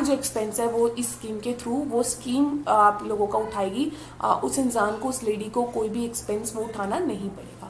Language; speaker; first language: Hindi; native; Hindi